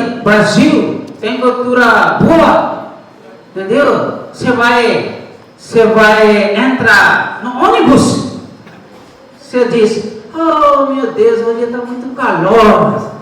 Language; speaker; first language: Portuguese; non-native, learner; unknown